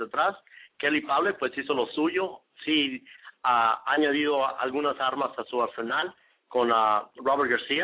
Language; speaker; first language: Spanish; native; Spanish